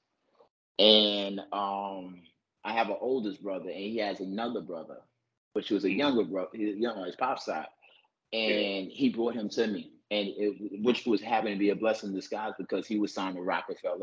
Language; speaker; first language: English; native; English